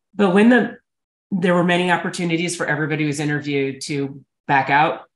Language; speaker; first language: English; native; English